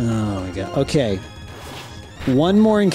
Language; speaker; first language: English; native; English